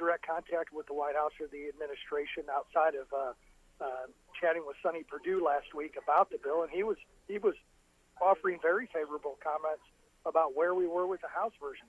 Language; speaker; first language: English; native; English